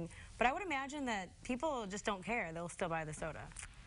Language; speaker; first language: English; native; English